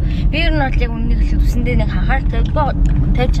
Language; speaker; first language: Mongolian; native; Mongolian